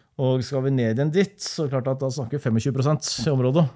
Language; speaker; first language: Norwegian; native; Norwegian